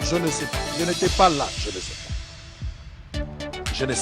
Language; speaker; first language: French; non-native, local second language; Lingala